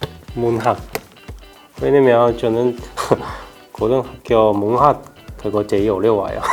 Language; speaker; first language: Korean; non-native, learner; Chinese